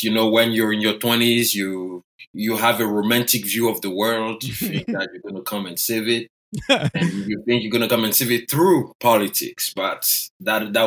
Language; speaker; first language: English; non-native, fluent; French